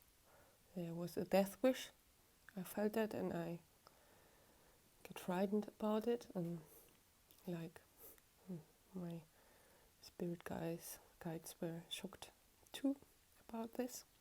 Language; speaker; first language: English; non-native, fluent; German